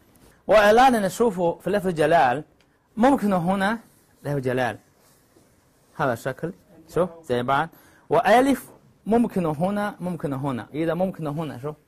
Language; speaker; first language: Arabic; non-native, learner; Chinese